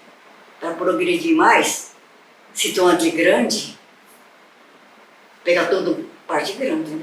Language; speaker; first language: Portuguese; non-native, local second language; Japanese